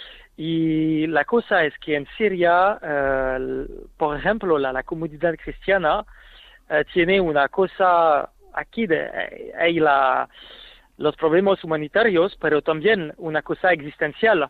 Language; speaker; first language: Spanish; non-native, fluent; French